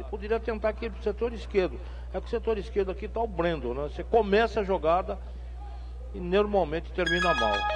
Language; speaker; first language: Portuguese; native; Portuguese